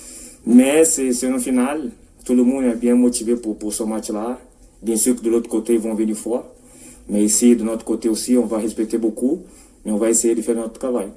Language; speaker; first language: French; non-native, fluent; Portuguese